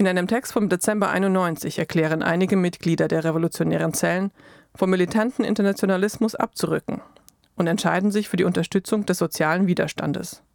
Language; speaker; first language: German; native; German